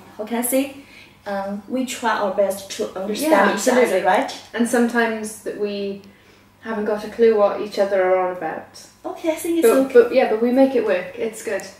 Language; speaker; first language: English; native; English